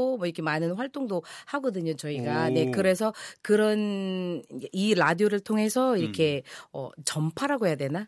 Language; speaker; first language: Korean; non-native, fluent; Filipino